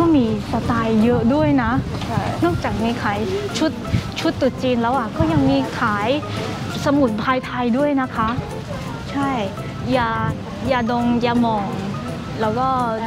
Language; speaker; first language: Thai; non-native, fluent; Chinese